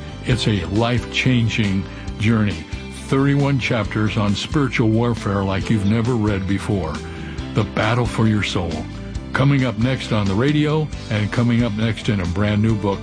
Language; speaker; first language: English; native; English